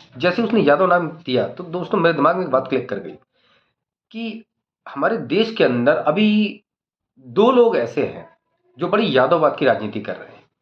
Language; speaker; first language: Hindi; native; Hindi